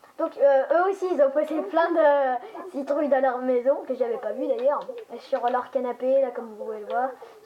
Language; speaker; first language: French; native; French